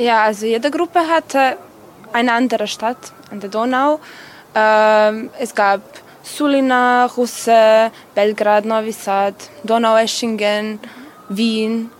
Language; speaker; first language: German; non-native, fluent; Serbian